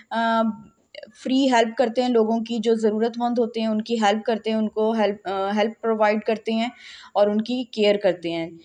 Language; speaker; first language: Urdu; non-native, local second language; Punjabi